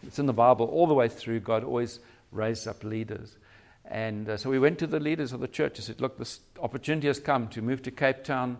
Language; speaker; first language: English; native; English